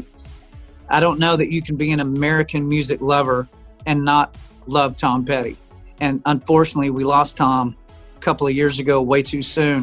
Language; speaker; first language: English; native; English